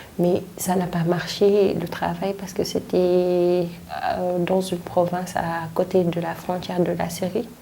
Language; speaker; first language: French; non-native, local second language; Wolof